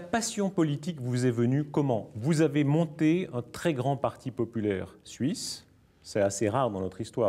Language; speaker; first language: French; native; French